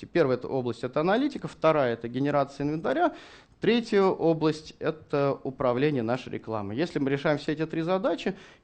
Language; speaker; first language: Russian; native; Russian